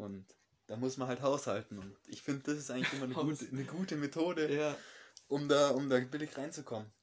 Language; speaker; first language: German; native; German